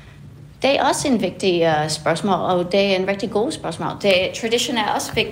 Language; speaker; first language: Danish; non-native, fluent; English